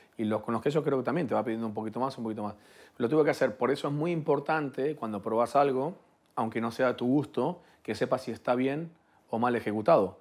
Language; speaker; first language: Spanish; native; Spanish